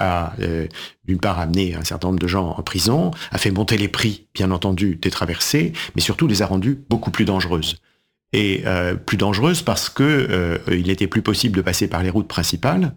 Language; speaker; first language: French; native; French